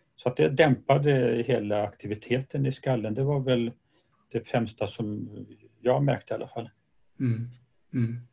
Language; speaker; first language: Swedish; native; Swedish